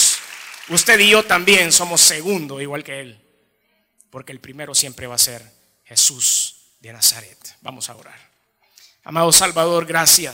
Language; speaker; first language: Spanish; native; Spanish